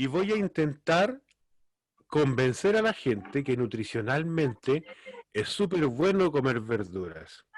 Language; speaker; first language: Spanish; native; Spanish